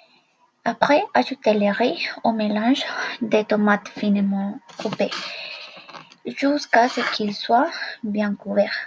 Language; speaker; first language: French; non-native, learner; Spanish